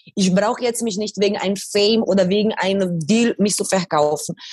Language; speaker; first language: German; non-native, fluent; Portuguese